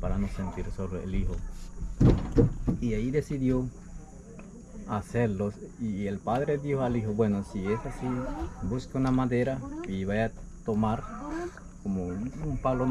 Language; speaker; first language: Spanish; non-native, local second language; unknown